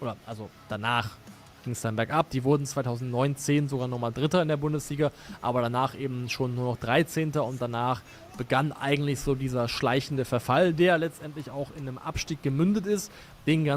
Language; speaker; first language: German; native; German